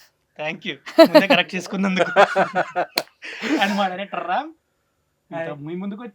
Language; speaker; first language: Telugu; native; Telugu